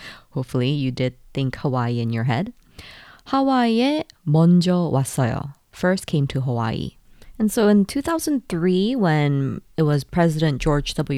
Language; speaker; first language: English; early bilingual, other home language; Korean